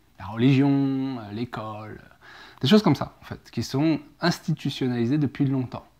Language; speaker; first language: French; native; French